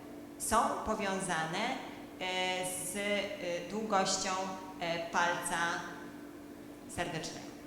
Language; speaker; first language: Polish; native; Polish